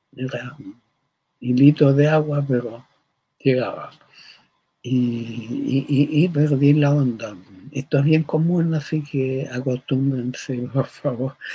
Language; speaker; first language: Spanish; early bilingual, other home language; German